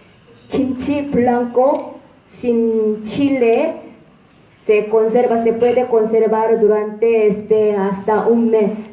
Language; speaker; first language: Spanish; non-native, fluent; Korean